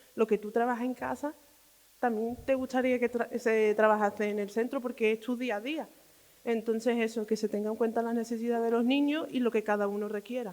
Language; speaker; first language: Spanish; early bilingual, other home language; Arabic